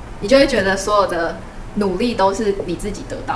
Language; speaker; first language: Chinese; native; Chinese